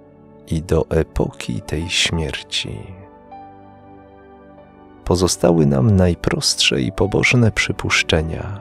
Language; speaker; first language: Polish; native; Polish